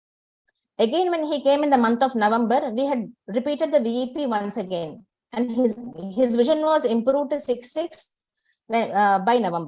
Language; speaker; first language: English; non-native, local second language; Tamil